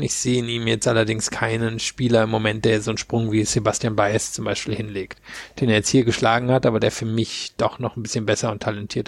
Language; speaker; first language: German; native; German